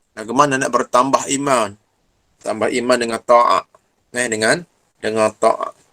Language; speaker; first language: Malay; native; Malay